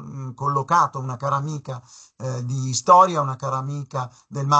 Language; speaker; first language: Italian; native; Italian